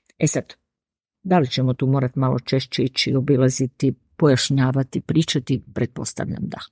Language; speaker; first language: Serbian; native; Serbian